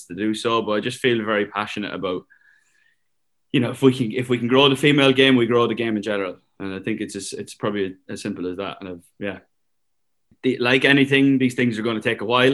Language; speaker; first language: English; native; English